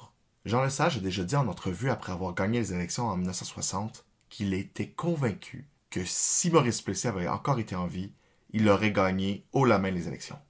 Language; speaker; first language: French; native; French